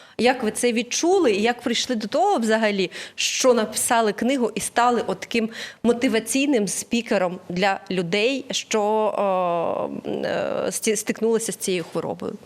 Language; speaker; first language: Ukrainian; native; Ukrainian